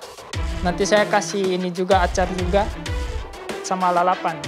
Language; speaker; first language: Indonesian; non-native, local second language; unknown